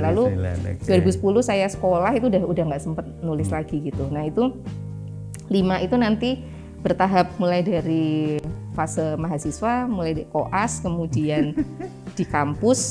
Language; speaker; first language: Indonesian; native; Indonesian